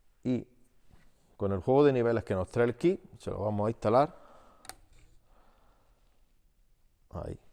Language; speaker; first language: Spanish; native; Spanish